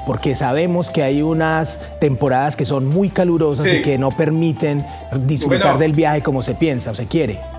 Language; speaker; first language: Spanish; native; Spanish